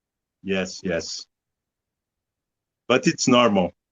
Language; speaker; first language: English; non-native, learner; Portuguese